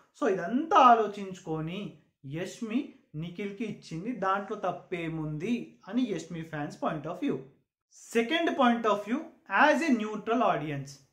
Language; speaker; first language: Telugu; non-native, local second language; Urdu